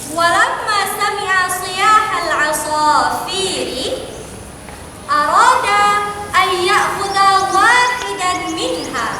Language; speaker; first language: Arabic; non-native, fluent; Indonesian